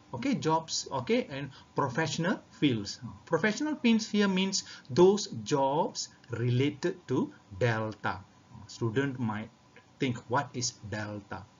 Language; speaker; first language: English; non-native, local second language; Tamil